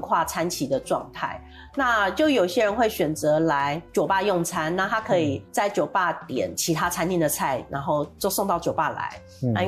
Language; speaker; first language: Chinese; non-native, local second language; Min Nan Chinese